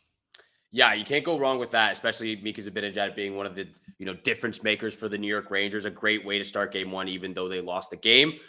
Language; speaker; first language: English; native; English